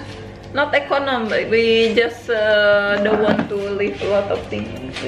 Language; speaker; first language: English; non-native, learner; Indonesian